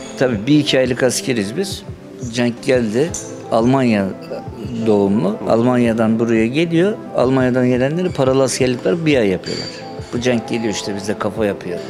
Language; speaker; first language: Turkish; native; Turkish